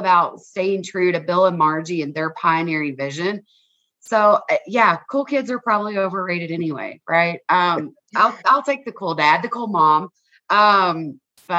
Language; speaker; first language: English; native; English